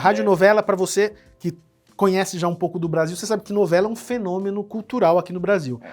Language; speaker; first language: Portuguese; native; Portuguese